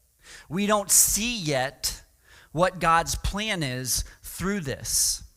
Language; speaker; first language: English; native; English